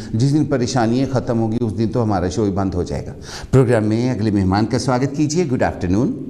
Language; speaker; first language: Hindi; native; Hindi